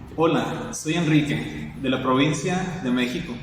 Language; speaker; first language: Spanish; native; Spanish